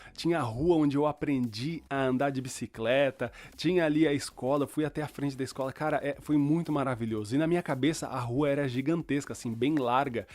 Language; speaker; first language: Portuguese; early bilingual, other home language; Spanish